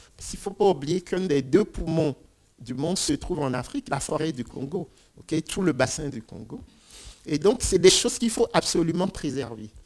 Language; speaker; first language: French; non-native, local second language; Ewe